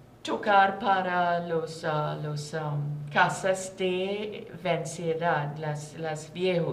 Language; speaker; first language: Spanish; non-native, learner; English